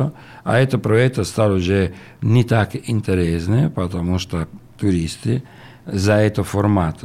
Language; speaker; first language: Russian; non-native, learner; Italian